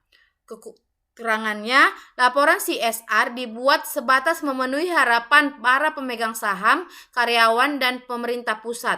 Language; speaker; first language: Indonesian; native; Indonesian